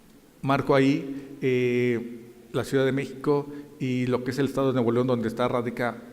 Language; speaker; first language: Spanish; native; Spanish